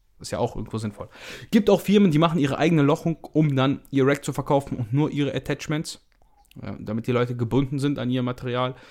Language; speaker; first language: German; early bilingual, other home language; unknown